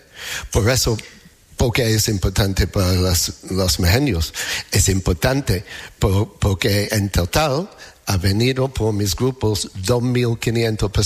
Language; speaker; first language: Spanish; non-native, learner; English